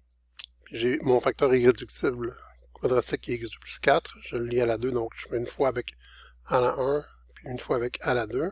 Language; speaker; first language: French; native; French